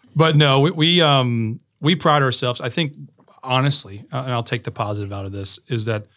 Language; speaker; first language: English; native; English